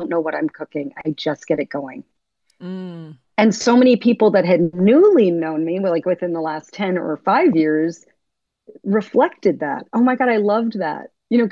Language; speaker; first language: English; native; English